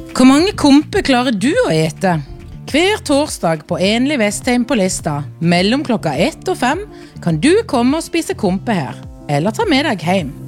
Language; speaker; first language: Norwegian; native; Norwegian